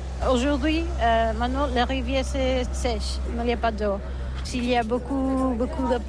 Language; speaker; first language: French; non-native, learner; Catalan